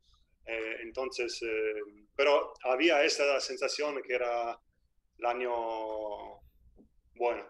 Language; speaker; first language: Spanish; non-native, fluent; Italian